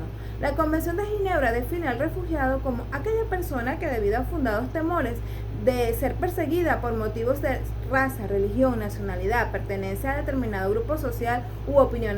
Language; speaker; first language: Spanish; native; Spanish